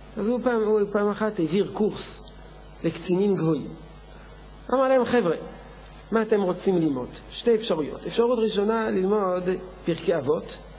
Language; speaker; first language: Hebrew; non-native, fluent; French